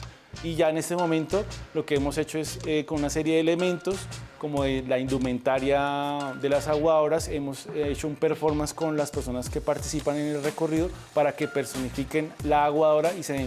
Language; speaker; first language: Spanish; native; Spanish